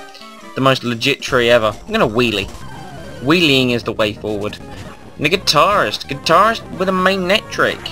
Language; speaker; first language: English; native; English